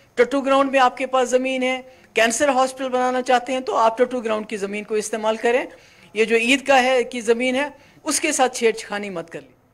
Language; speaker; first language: Hindi; non-native, local second language; Kashmiri